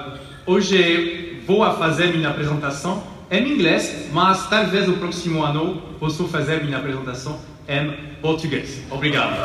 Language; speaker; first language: Portuguese; non-native, learner; French